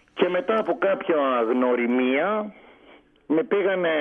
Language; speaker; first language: Greek; native; Greek